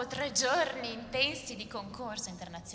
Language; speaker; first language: Italian; native; Italian